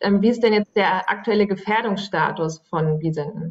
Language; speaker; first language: German; native; German